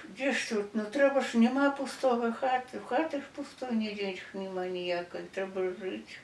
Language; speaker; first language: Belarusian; native; Belarusian